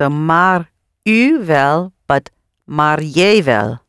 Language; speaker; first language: Dutch; non-native, learner; English